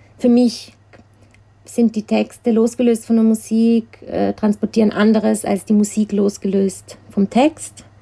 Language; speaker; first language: German; native; German